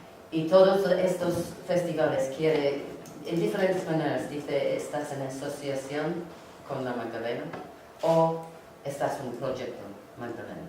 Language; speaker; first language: Spanish; non-native, learner; English